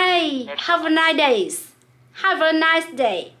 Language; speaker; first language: English; non-native, local second language; Vietnamese